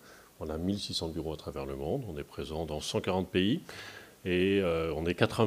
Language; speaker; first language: French; native; French